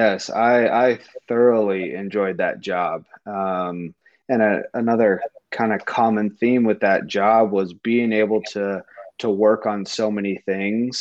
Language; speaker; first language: English; native; English